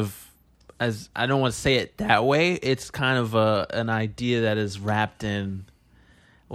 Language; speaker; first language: English; native; English